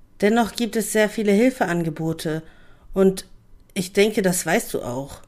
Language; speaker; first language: German; native; German